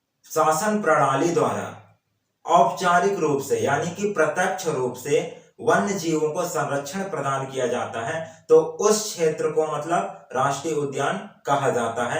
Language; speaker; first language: Hindi; native; Hindi